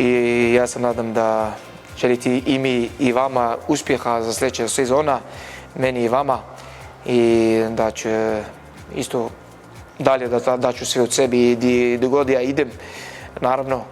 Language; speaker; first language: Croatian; non-native, learner; Arabic